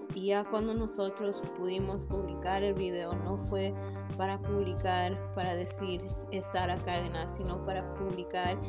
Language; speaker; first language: Spanish; early bilingual, heritage; English